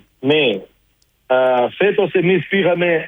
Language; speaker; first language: Greek; non-native, learner; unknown